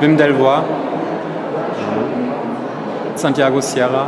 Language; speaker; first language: French; non-native, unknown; German